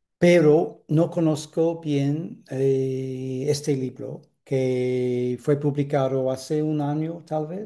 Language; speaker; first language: Spanish; non-native, fluent; English